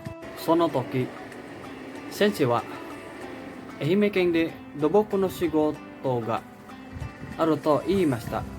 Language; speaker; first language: Japanese; non-native, learner; Indonesian